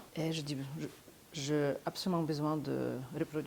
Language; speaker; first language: French; non-native, fluent; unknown